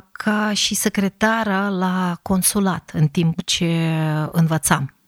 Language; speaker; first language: Romanian; non-native, fluent; Russian